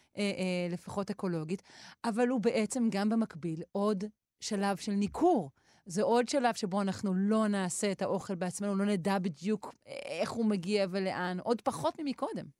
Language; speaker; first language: Hebrew; native; Hebrew